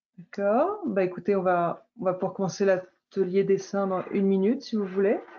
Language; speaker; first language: French; native; French